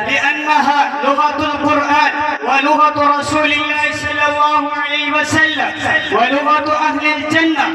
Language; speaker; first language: Arabic; non-native, learner; Urdu